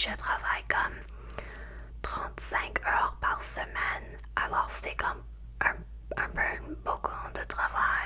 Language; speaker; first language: French; non-native, learner; English